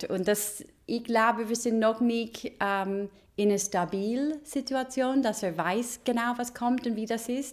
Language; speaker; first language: German; non-native, fluent; English